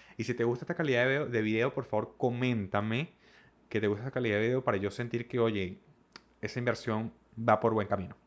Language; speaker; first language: Spanish; native; Spanish